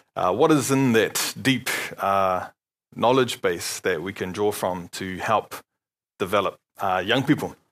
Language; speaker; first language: English; native; English